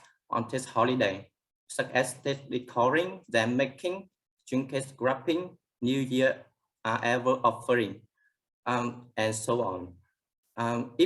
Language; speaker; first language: English; non-native, learner; Vietnamese